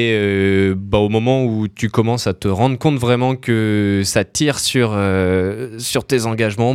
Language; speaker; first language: French; native; French